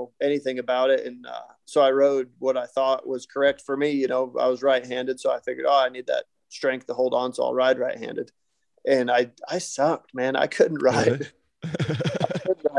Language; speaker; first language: English; native; English